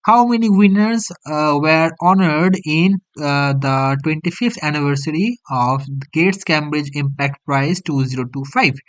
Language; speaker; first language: English; non-native, local second language; Bangla